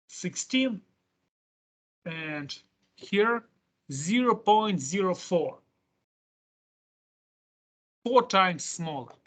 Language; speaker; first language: English; non-native, fluent; Russian